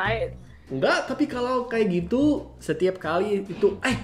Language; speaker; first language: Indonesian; non-native, fluent; English